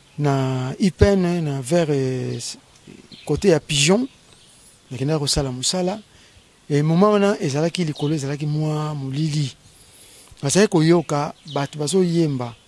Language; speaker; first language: Lingala; non-native, local second language; Kongo